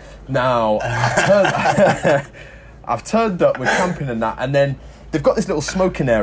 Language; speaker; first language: English; native; English